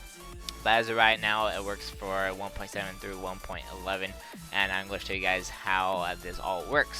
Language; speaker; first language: English; native; English